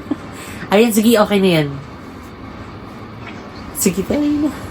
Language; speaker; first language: Filipino; native; Filipino